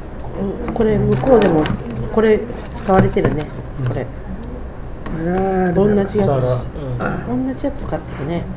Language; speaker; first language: Japanese; native; Japanese